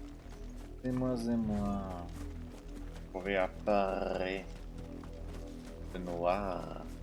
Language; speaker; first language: French; native; French